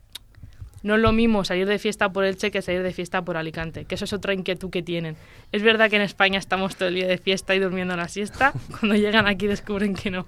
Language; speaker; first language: Spanish; native; Spanish